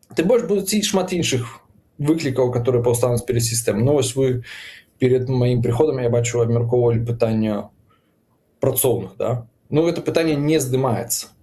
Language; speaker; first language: Belarusian; non-native, local second language; Russian